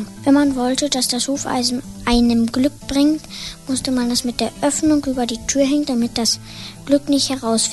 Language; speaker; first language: German; native; German